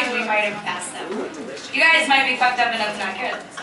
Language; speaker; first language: English; native; English